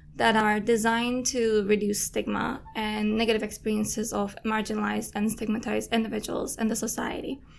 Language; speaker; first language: English; non-native, fluent; Turkish